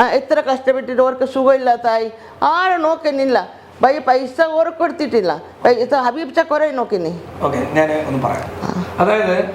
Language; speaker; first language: Malayalam; non-native, learner; Hindi